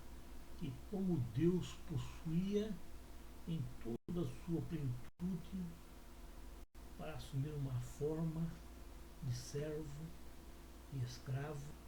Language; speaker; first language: Portuguese; native; Portuguese